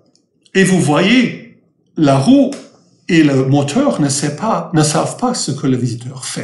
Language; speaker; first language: French; non-native, fluent; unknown